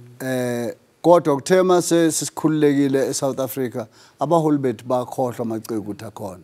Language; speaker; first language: Zulu; native; Zulu